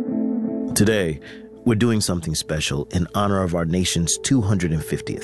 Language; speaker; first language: English; native; English